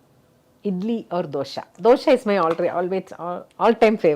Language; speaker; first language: Telugu; non-native, local second language; Malayalam